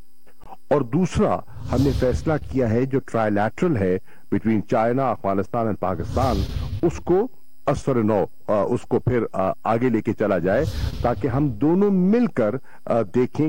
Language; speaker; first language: Urdu; native; Urdu